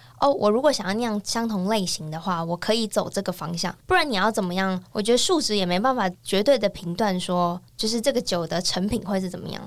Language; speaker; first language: Chinese; native; Chinese